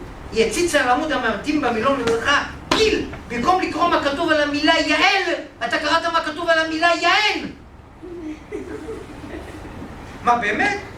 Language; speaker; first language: Hebrew; native; Hebrew